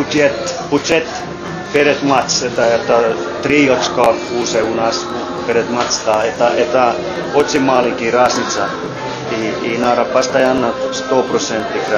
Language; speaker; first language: Russian; non-native, learner; Finnish